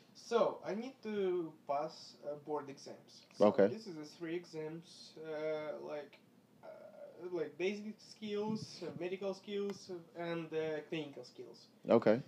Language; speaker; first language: English; non-native, fluent; Russian